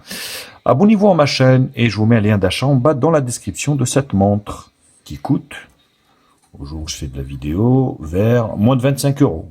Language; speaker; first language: French; native; French